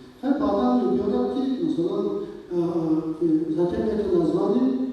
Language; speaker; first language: Russian; non-native, local second language; Tajik